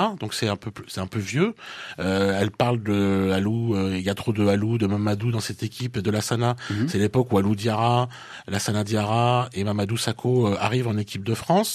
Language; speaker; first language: French; native; French